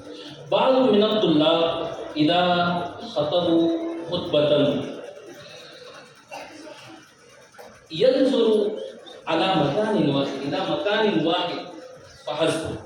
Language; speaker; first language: Arabic; non-native, fluent; Urdu